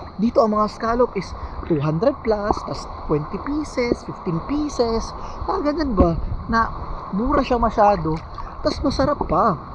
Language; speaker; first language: Filipino; non-native, local second language; Cebuano